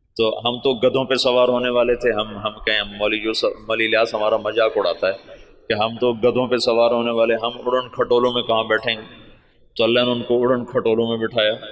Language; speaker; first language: Urdu; non-native, local second language; Punjabi